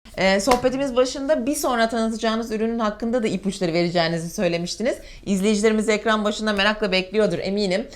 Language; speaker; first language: Turkish; native; Turkish